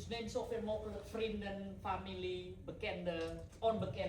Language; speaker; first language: Dutch; non-native, fluent; Indonesian